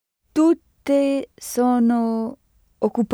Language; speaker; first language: Italian; non-native, learner; French